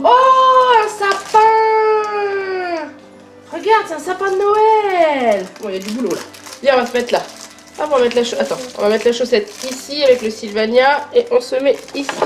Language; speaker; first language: French; native; French